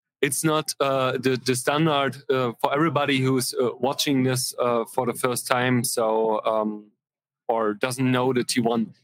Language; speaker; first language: English; non-native, fluent; German